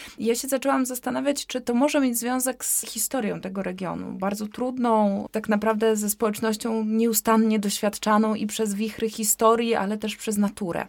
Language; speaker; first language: Polish; native; Polish